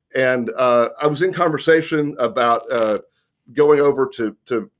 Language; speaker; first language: English; native; English